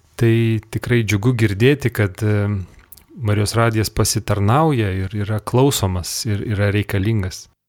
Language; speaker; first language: Lithuanian; native; Lithuanian